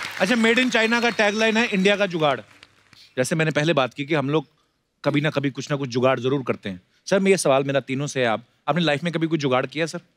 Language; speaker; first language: Hindi; non-native, local second language; Punjabi